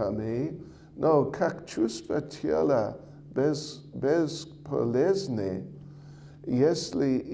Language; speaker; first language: Russian; non-native, learner; English